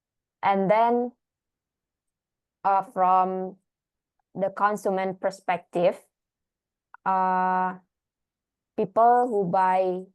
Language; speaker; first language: English; non-native, learner; Indonesian